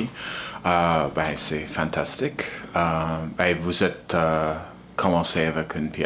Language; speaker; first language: French; non-native, learner; English